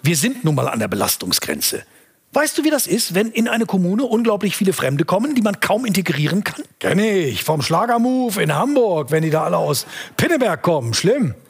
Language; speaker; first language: German; native; German